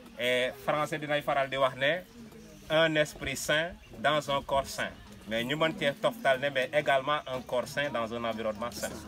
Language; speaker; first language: Wolof; non-native, local second language; Jola-Fonyi